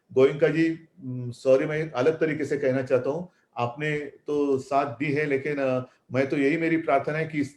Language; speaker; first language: Hindi; non-native, local second language; Marathi